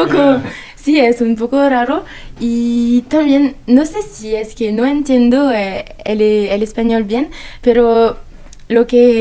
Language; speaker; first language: Spanish; non-native, learner; French